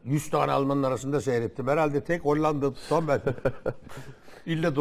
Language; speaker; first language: Turkish; native; Turkish